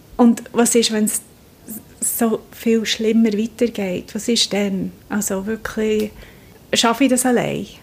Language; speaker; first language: German; non-native, fluent; English